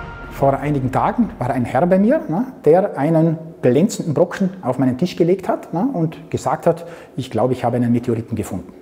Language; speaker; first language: German; native; German